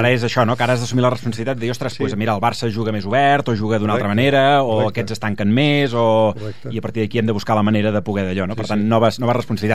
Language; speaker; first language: Catalan; native; Catalan